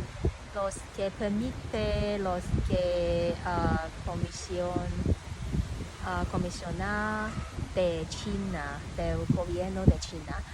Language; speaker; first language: Spanish; non-native, learner; Cantonese